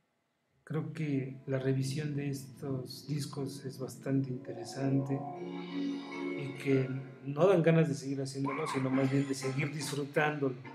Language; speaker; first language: Spanish; native; Spanish